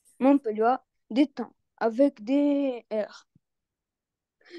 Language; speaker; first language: French; non-native, learner; Arabic